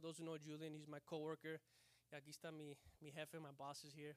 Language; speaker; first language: English; early bilingual, other home language; Spanish